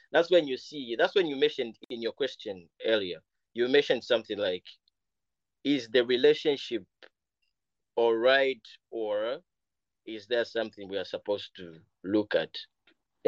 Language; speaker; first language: English; non-native, local second language; Bemba